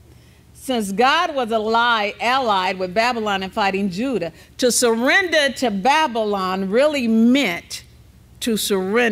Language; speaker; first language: English; native; English